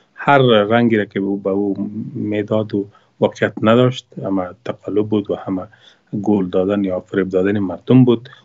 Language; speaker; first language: Persian; native; Persian